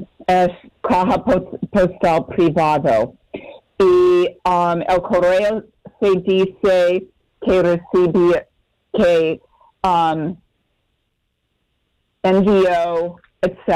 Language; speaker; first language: Spanish; non-native, fluent; English